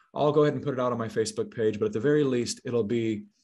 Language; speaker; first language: English; native; English